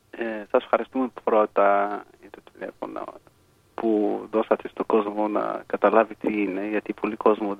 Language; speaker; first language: Greek; non-native, fluent; Arabic